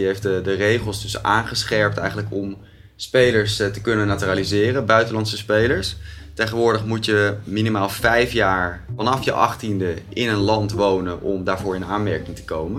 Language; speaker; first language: Dutch; native; Dutch